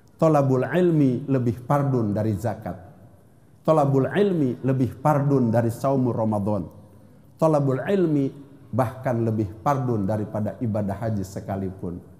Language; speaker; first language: Indonesian; non-native, local second language; Sundanese